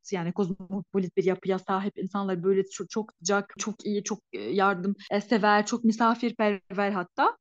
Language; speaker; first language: Turkish; non-native, fluent; Arabic